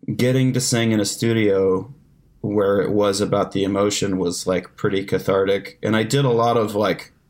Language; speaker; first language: English; native; English